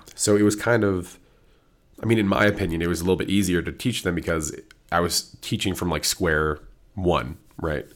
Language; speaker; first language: English; native; English